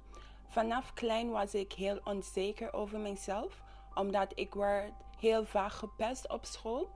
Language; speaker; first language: Dutch; non-native, local second language; English